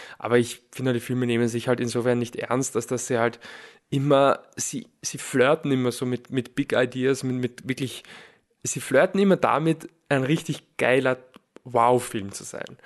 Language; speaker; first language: German; native; German